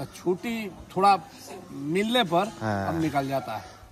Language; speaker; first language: Hindi; non-native, local second language; Bangla